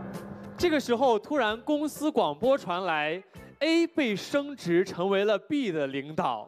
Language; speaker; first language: Chinese; native; Chinese